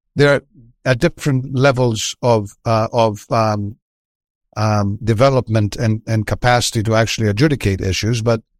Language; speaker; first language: English; non-native, fluent; Greek